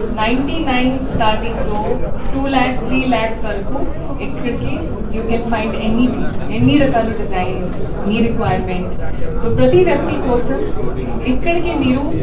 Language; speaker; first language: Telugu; non-native, learner; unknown